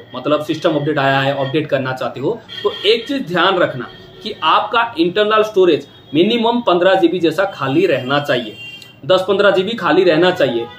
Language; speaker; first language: Hindi; non-native, local second language; Odia